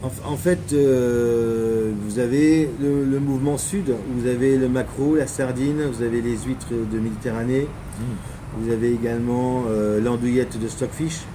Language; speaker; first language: French; native; French